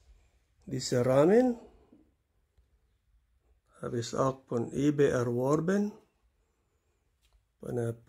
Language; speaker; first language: German; non-native, learner; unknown